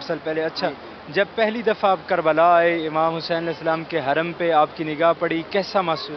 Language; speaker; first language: Urdu; native; Urdu